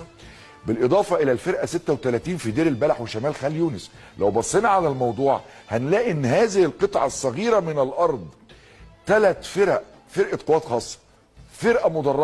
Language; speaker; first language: Arabic; native; Arabic